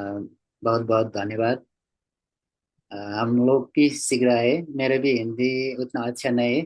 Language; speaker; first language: Hindi; non-native, learner; Nepali